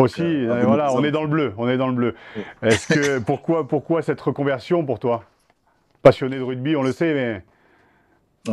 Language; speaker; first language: French; native; French